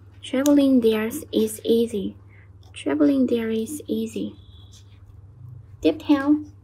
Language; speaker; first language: English; non-native, fluent; Vietnamese